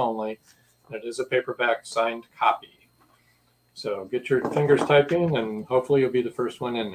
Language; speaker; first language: English; native; English